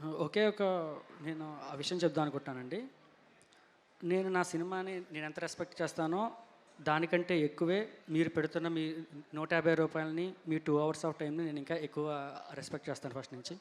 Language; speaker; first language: Telugu; native; Telugu